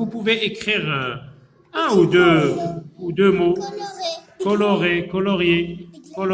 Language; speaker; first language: French; non-native, local second language; Arabic